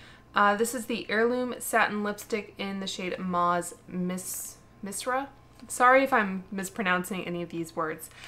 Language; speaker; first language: English; native; English